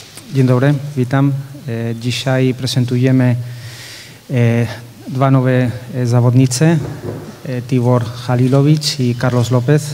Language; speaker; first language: Polish; non-native, fluent; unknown